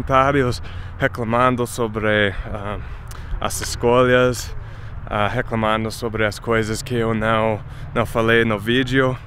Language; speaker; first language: Portuguese; non-native, fluent; English